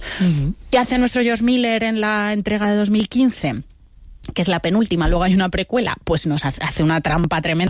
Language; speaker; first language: Spanish; native; Spanish